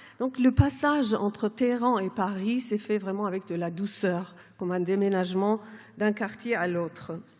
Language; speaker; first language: French; non-native, fluent; Persian